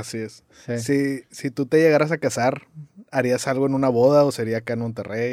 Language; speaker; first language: Spanish; native; Spanish